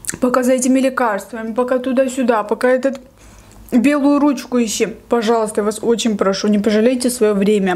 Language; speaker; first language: Russian; native; Russian